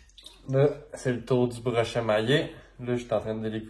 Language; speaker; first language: French; native; French